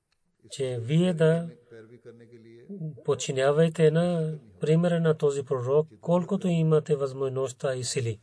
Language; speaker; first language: Bulgarian; non-native, learner; Urdu